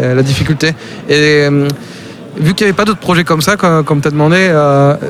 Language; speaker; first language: French; native; French